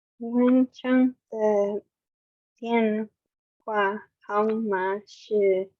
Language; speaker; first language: Chinese; non-native, learner; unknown